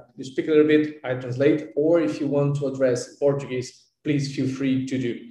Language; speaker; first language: English; non-native, fluent; Portuguese